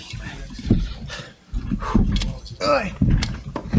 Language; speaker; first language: English; native; English